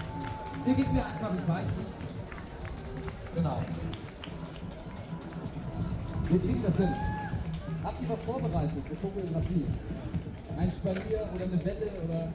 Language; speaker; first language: German; native; German